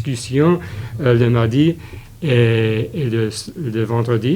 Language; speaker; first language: French; non-native, fluent; English